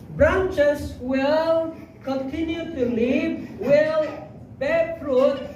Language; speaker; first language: English; non-native, local second language; Malay